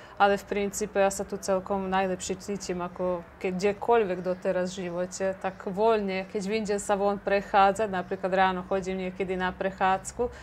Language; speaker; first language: Slovak; early bilingual, heritage; Croatian